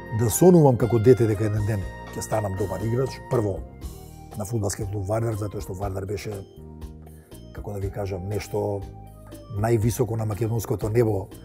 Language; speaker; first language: Macedonian; native; Macedonian